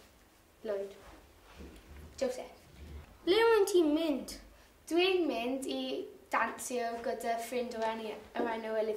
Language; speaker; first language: Welsh; non-native, learner; English